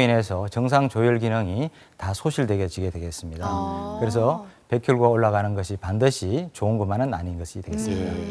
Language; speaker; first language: Korean; native; Korean